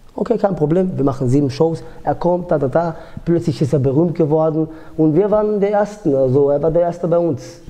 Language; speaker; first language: German; early bilingual, other home language; Georgian